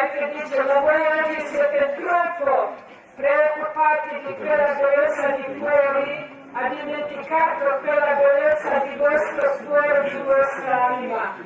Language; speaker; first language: Italian; non-native, learner; Croatian